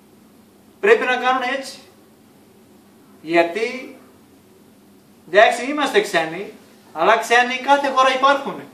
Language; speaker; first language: Greek; non-native, learner; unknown